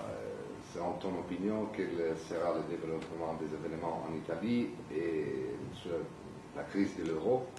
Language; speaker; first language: French; non-native, fluent; Italian